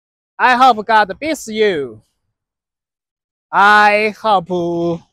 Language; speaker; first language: English; non-native, learner; Chinese